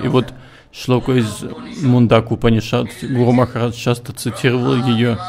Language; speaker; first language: Russian; native; Russian